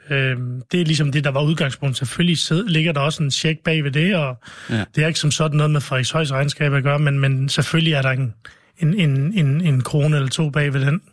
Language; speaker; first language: Danish; early bilingual, other home language; Arabic